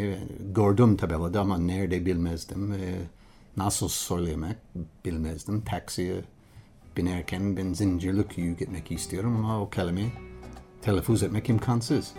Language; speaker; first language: Turkish; non-native, learner; English